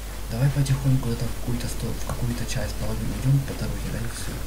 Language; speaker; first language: Russian; native; Russian